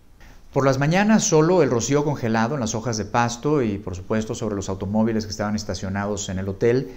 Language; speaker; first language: Spanish; native; Spanish